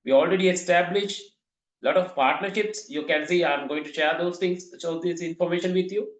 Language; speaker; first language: English; non-native, local second language; Sinhala